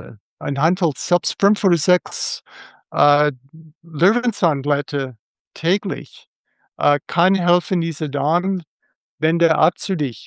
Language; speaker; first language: German; non-native, fluent; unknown